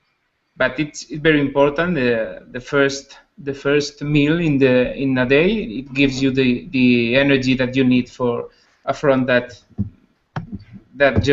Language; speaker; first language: English; non-native, learner; Spanish